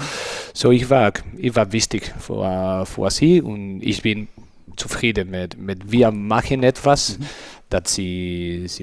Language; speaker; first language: German; non-native, learner; Spanish